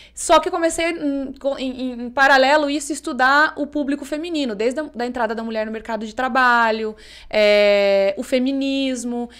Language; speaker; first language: Portuguese; native; Portuguese